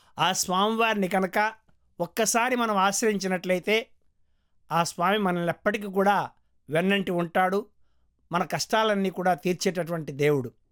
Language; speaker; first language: Telugu; early bilingual, heritage; Telugu